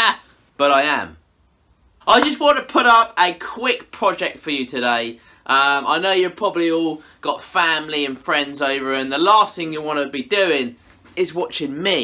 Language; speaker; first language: English; native; English